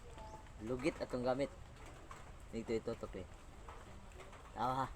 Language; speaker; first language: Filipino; non-native, local second language; Cebuano